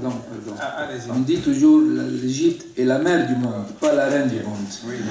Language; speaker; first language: French; non-native, local second language; Arabic